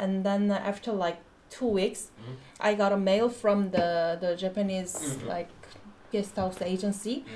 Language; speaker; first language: English; non-native, fluent; Korean